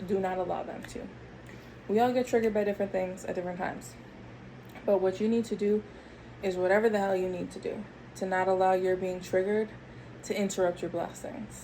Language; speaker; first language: English; native; English